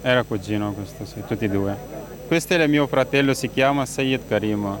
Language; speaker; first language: Italian; non-native, learner; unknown